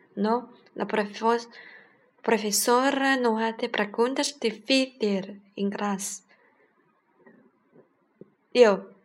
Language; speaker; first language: Spanish; non-native, learner; Chinese